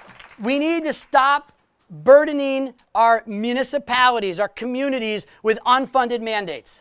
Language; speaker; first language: English; native; English